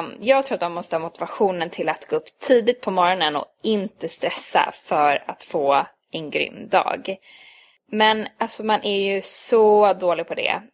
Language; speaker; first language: Swedish; early bilingual, other home language; Hungarian